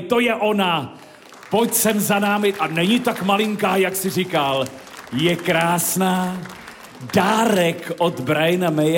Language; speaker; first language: Czech; native; Czech